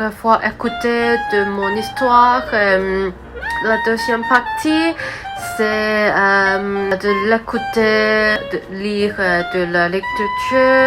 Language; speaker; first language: French; non-native, learner; Cantonese